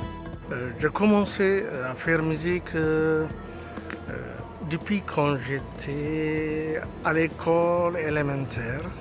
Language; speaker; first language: French; non-native, learner; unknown